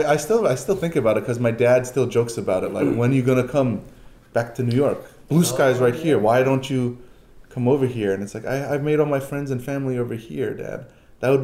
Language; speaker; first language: English; native; English